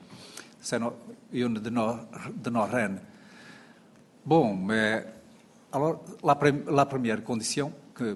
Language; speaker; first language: French; non-native, fluent; Portuguese